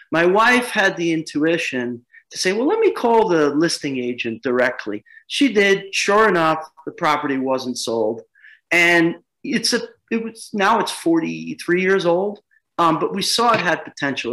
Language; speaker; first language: English; native; English